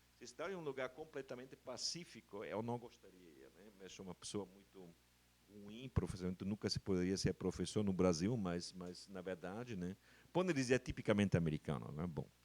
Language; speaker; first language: Portuguese; non-native, fluent; German